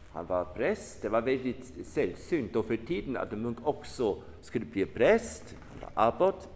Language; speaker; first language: Swedish; non-native, fluent; German